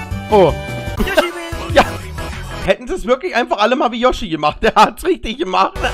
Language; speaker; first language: German; native; German